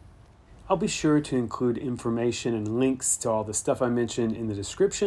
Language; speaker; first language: English; native; English